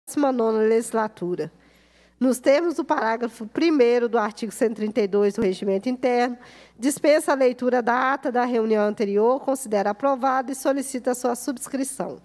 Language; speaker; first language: Portuguese; native; Portuguese